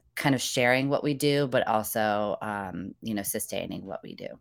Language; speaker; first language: English; native; English